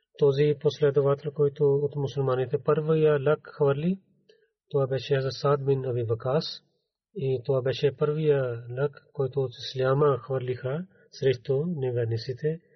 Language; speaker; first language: Bulgarian; non-native, learner; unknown